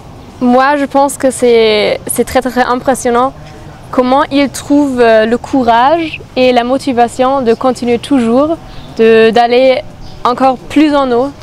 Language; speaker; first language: French; non-native, fluent; German